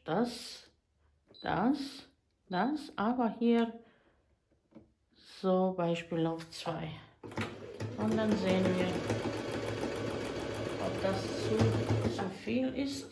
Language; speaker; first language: German; non-native, fluent; Bosnian